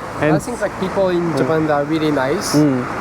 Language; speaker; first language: English; non-native, fluent; French